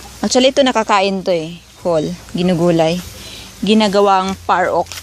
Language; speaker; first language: Filipino; non-native, local second language; Cebuano